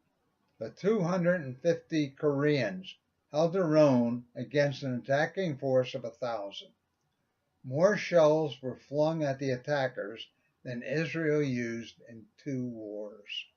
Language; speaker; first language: English; native; English